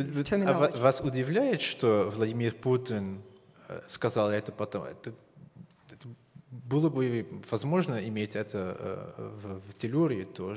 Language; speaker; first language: Russian; non-native, fluent; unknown